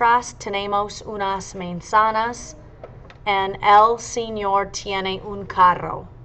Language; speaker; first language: Spanish; non-native, fluent; English